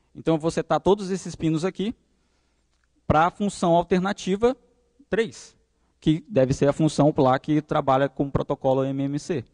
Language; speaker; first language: Portuguese; native; Portuguese